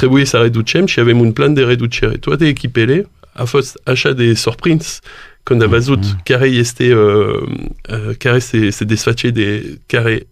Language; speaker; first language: Romanian; non-native, learner; French